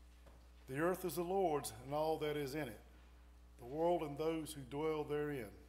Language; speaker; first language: English; native; English